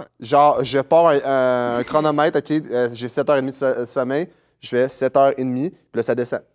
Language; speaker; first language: French; native; French